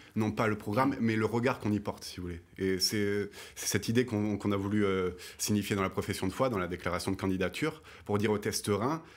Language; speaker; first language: French; native; French